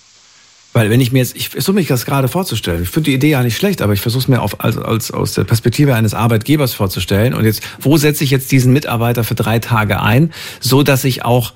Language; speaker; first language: German; native; German